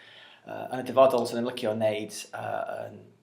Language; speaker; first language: Welsh; non-native, learner; English